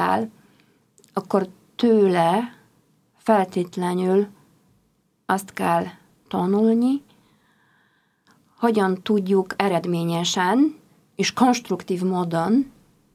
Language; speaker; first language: Hungarian; non-native, fluent; Polish